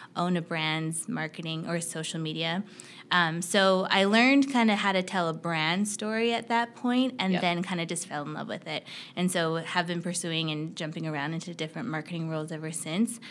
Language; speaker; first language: English; native; English